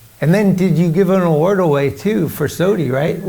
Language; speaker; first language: English; native; English